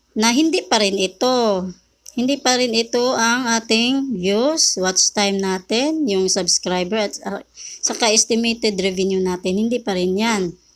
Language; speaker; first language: Filipino; native; Filipino